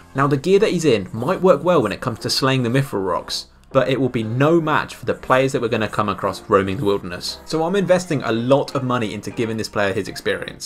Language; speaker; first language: English; native; English